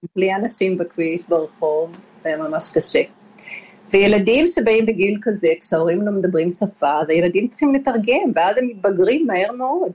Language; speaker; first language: Hebrew; early bilingual, other home language; Polish